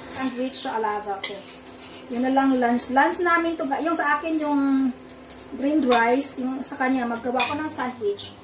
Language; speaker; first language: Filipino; non-native, local second language; Cebuano